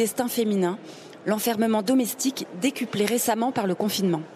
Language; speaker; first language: French; native; French